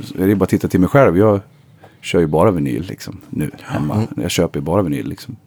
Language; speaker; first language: Swedish; native; Swedish